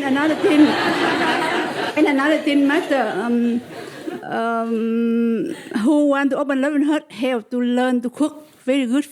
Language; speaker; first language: English; non-native, learner; Vietnamese